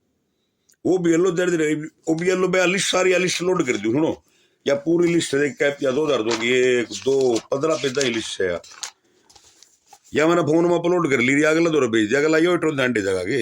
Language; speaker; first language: Hindi; native; Hindi